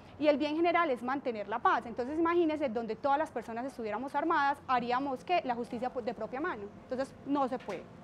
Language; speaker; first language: Spanish; native; Spanish